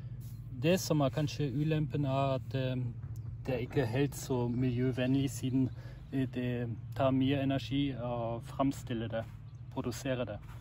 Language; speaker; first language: Norwegian; non-native, fluent; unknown